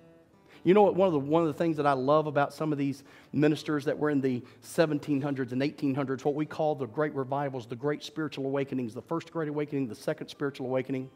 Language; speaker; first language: English; native; English